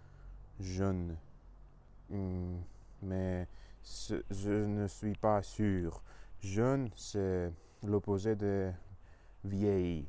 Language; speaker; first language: French; non-native, learner; Russian